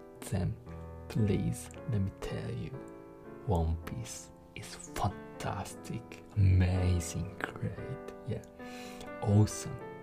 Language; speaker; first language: English; non-native, fluent; Japanese